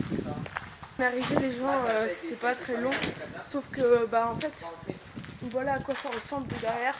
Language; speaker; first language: French; native; French